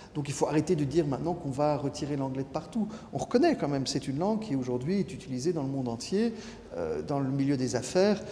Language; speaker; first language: French; non-native, local second language; Luxembourgish